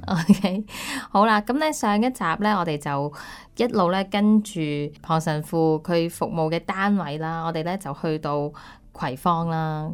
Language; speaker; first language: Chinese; non-native, local second language; Cantonese